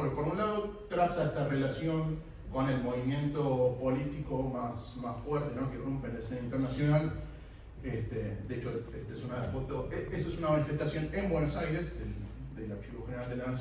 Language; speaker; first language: Spanish; native; Spanish